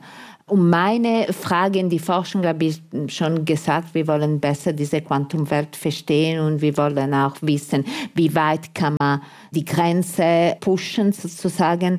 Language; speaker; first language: German; non-native, fluent; Italian